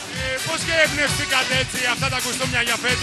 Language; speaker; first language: Greek; native; Greek